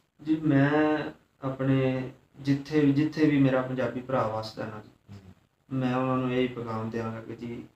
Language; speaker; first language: Punjabi; native; Punjabi